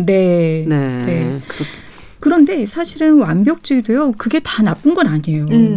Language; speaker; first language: Korean; native; Korean